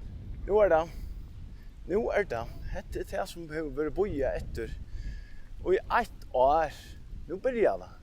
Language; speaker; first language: Swedish; non-native, learner; Faroese